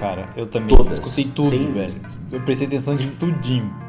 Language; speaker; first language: Portuguese; native; Portuguese